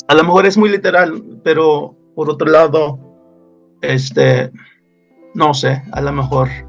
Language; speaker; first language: Spanish; non-native, local second language; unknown